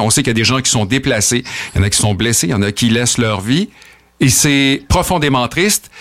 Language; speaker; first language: French; native; French